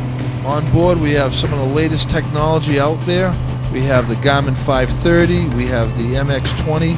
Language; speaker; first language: English; native; English